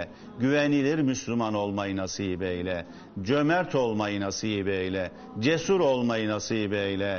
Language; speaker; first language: Turkish; native; Turkish